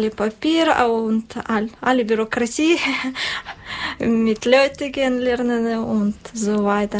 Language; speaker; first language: German; non-native, learner; Russian